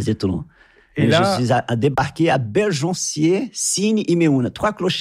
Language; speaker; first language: French; non-native, fluent; Portuguese